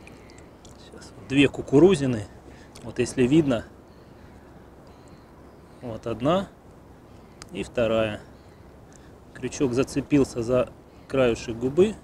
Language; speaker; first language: Russian; native; Russian